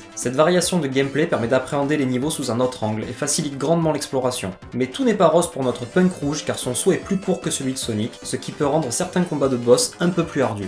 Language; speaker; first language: French; native; French